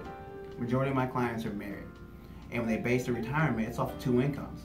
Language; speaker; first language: English; native; English